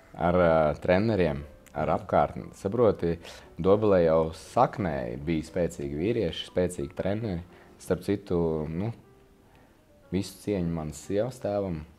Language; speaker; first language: Latvian; non-native, local second language; Russian